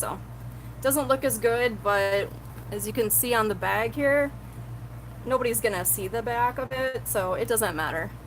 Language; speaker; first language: English; native; English